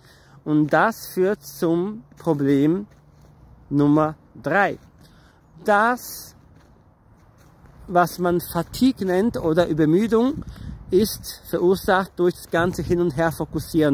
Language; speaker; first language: German; non-native, fluent; Portuguese